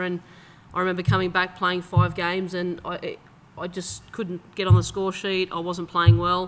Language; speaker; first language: English; native; English